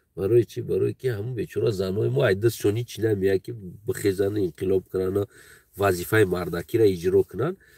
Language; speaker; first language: Tajik; native; Tajik